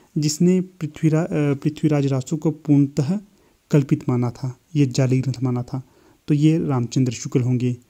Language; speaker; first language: Hindi; native; Hindi